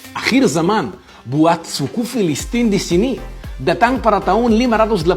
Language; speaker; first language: Indonesian; non-native, fluent; Hebrew